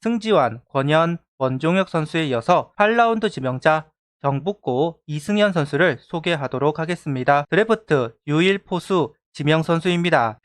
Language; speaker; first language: Korean; native; Korean